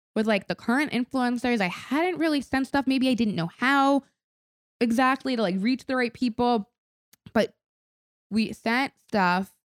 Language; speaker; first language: English; native; English